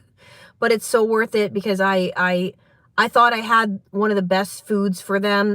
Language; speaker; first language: English; native; English